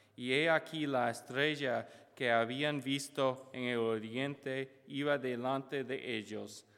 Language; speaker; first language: Spanish; non-native, fluent; English